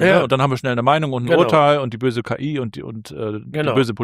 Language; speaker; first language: German; native; German